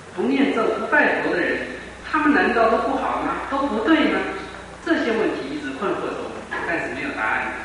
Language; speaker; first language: Chinese; native; Chinese